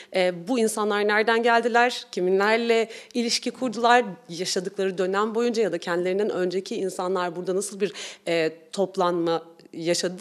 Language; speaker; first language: Turkish; native; Turkish